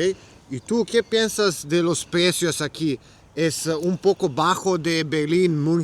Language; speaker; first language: Spanish; non-native, learner; Serbian